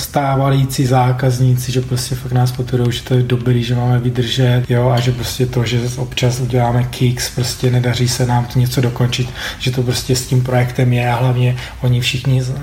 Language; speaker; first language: Czech; native; Czech